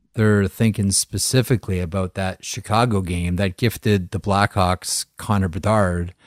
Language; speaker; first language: English; native; English